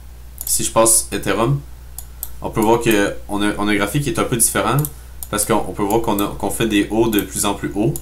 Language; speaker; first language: French; native; French